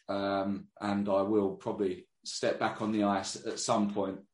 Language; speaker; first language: English; native; English